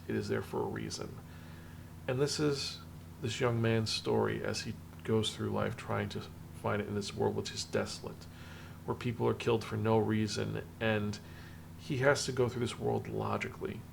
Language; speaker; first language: English; native; English